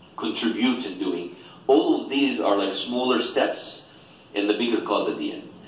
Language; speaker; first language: English; non-native, fluent; Arabic